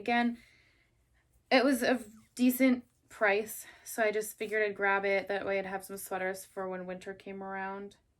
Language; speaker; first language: English; native; English